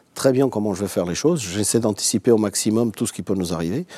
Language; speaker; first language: French; non-native, fluent; Portuguese